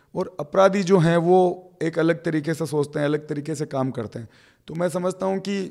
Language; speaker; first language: Hindi; native; Hindi